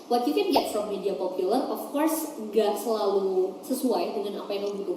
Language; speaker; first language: Indonesian; native; Indonesian